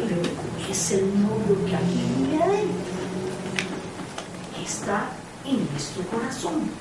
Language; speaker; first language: Spanish; non-native, fluent; Portuguese